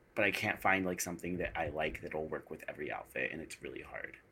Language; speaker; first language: English; native; English